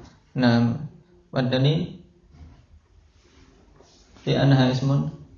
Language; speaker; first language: Arabic; non-native, fluent; Indonesian